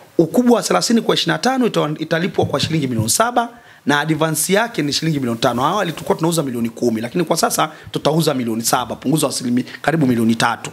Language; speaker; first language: Swahili; native; Swahili